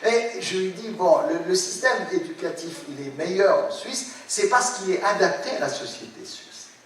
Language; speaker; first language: French; non-native, local second language; Arabic